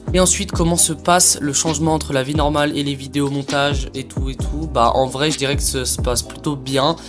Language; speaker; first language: French; native; French